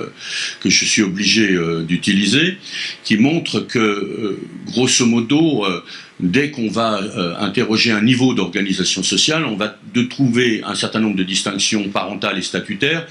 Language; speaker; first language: French; native; French